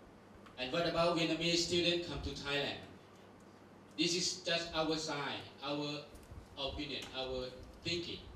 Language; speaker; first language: English; non-native, learner; Thai